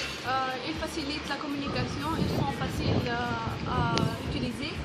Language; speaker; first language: French; non-native, local second language; Arabic